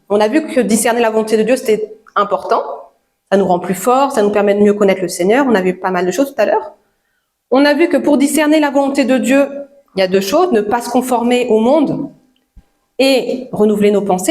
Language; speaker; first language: French; native; French